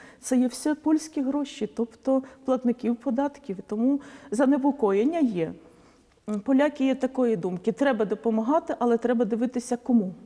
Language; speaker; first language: Ukrainian; non-native, local second language; Polish